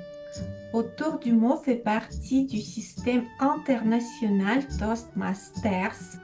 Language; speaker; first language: French; non-native, fluent; Russian